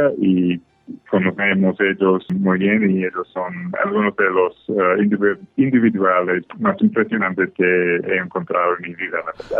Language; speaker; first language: Spanish; non-native, fluent; English